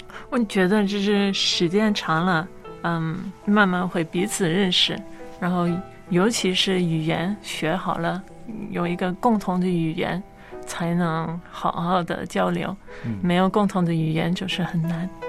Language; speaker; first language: Chinese; non-native, fluent; English